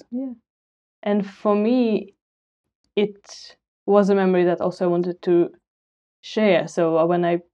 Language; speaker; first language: English; non-native, fluent; Russian